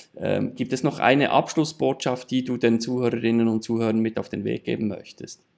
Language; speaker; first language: German; native; German